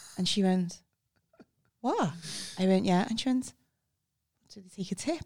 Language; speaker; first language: English; native; English